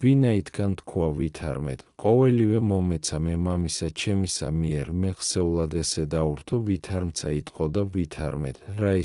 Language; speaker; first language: Georgian; native; Georgian